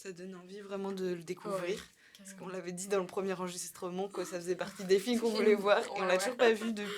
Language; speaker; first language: French; native; French